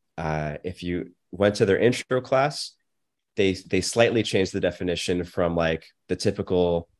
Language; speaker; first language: English; native; English